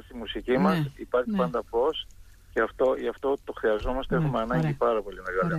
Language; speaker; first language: Greek; non-native, fluent; Arabic